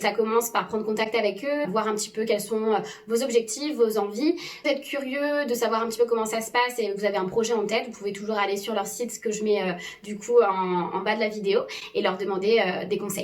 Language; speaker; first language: French; native; French